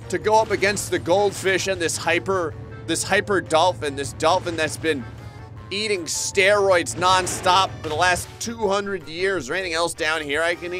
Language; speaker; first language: English; native; English